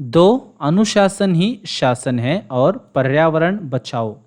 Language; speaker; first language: Hindi; non-native, local second language; Kannada